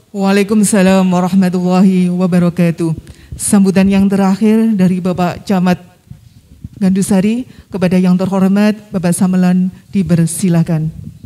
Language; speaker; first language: Indonesian; non-native, local second language; Javanese